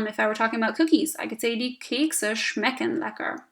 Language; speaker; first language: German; non-native, fluent; English